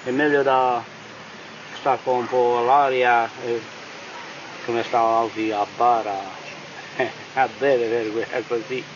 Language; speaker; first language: Italian; non-native, learner; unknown